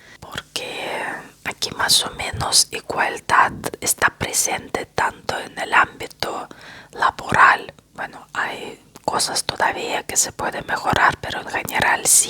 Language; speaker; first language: Spanish; non-native, fluent; Russian